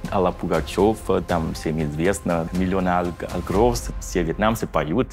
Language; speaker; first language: Russian; non-native, fluent; Vietnamese